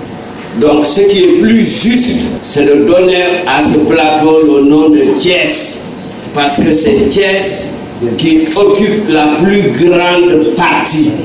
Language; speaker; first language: French; non-native, local second language; Wolof